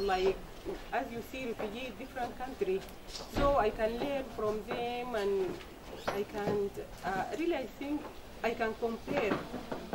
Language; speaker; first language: English; non-native, fluent; Arabic